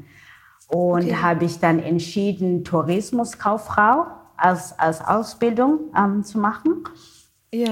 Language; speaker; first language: German; non-native, learner; Xhosa